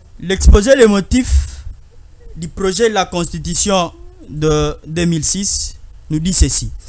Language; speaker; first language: French; non-native, local second language; Lingala